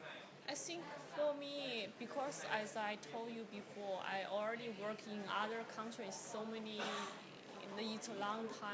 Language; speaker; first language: English; non-native, learner; Chinese